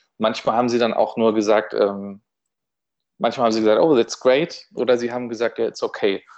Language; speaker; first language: German; native; German